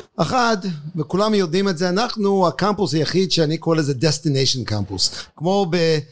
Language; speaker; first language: Hebrew; non-native, fluent; English